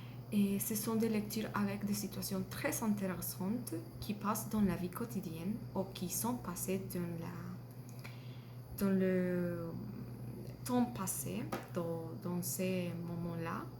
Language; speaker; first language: French; non-native, learner; Spanish